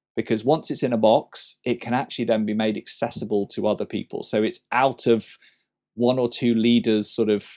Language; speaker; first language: English; native; English